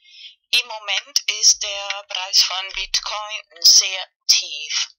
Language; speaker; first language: German; non-native, learner; Spanish